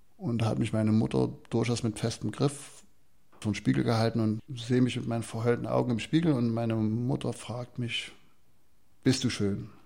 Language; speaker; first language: German; native; German